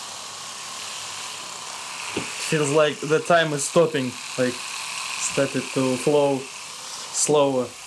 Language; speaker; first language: English; non-native, fluent; Russian